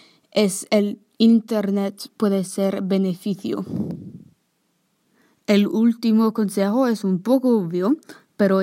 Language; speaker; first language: Spanish; non-native, learner; English